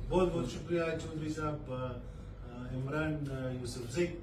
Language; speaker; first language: Hindi; non-native, local second language; Pashto